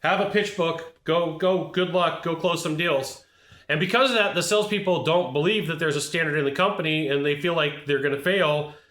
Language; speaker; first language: English; native; English